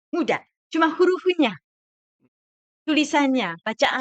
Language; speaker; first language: Indonesian; non-native, fluent; Japanese